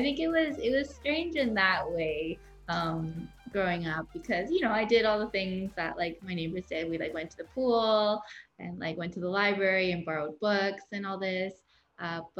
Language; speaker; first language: English; native; English